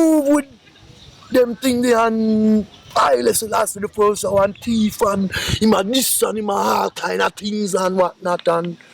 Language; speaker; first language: English; native; English